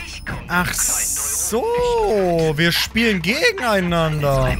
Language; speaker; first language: German; native; German